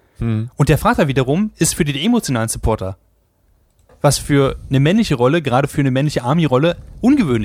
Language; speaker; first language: German; native; German